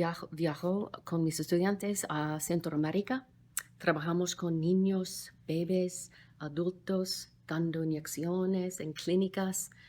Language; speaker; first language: Spanish; non-native, fluent; English